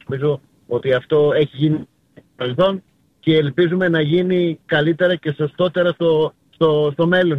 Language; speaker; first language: Greek; native; Greek